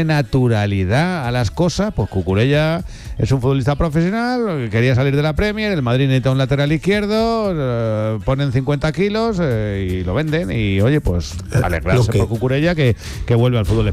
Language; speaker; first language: Spanish; native; Spanish